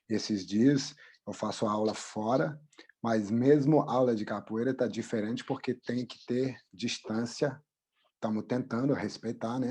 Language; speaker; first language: Portuguese; non-native, fluent; French